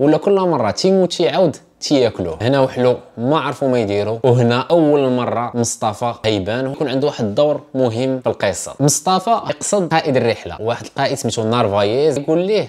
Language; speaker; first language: Arabic; native; Arabic